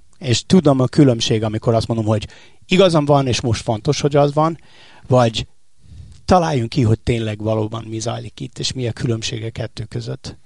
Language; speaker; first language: Hungarian; non-native, fluent; English